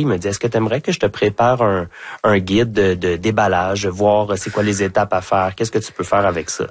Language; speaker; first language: French; native; French